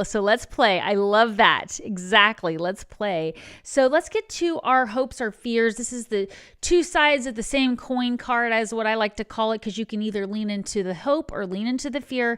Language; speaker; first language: English; native; English